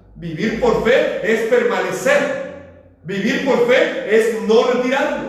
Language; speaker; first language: Spanish; native; Spanish